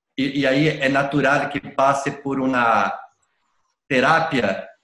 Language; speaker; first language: Spanish; non-native, learner; Portuguese